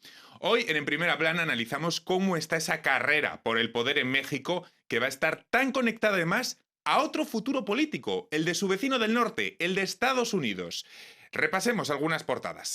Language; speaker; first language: Spanish; native; Spanish